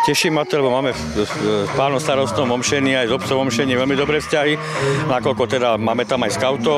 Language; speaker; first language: Slovak; native; Slovak